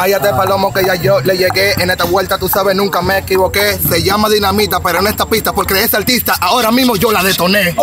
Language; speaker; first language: Spanish; native; Spanish